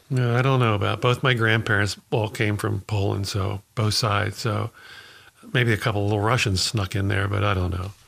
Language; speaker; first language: English; native; English